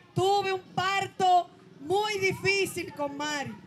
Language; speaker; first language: Spanish; native; Spanish